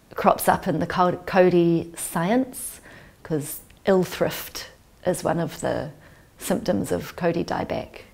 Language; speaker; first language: English; native; English